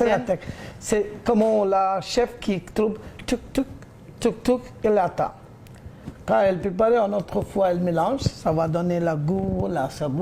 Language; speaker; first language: French; non-native, learner; Bangla